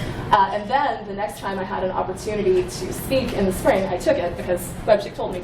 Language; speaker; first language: English; native; English